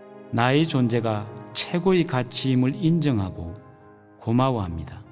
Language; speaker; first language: Korean; native; Korean